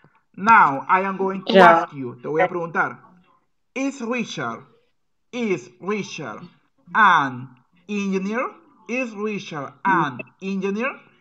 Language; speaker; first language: English; non-native, fluent; Spanish